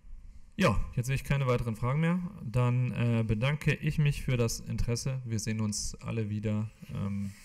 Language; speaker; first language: German; native; German